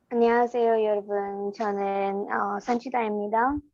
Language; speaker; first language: Korean; non-native, learner; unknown